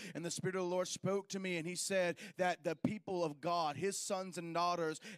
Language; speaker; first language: English; native; English